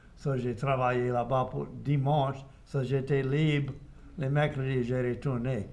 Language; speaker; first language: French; non-native, local second language; English